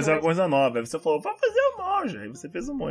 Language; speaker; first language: Portuguese; native; Portuguese